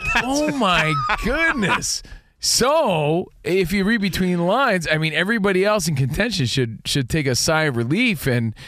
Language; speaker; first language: English; native; English